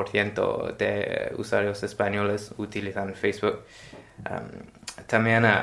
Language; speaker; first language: Spanish; non-native, learner; English